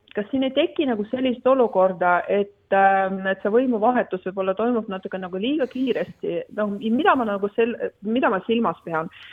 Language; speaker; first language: Estonian; non-native, local second language; Russian